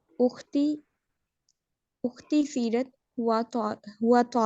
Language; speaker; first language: Arabic; non-native, learner; Urdu